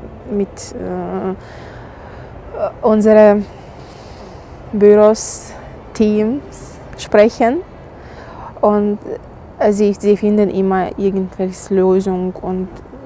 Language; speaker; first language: German; non-native, fluent; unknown